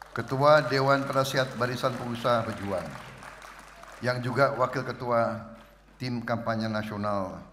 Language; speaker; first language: Indonesian; native; Indonesian